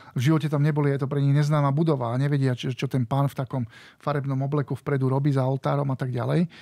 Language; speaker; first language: Slovak; native; Slovak